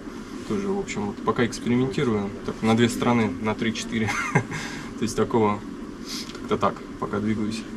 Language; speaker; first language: Russian; native; Russian